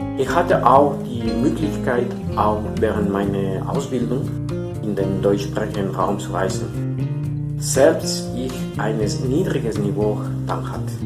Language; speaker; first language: German; non-native, fluent; Spanish